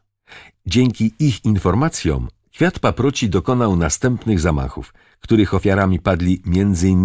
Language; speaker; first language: Polish; native; Polish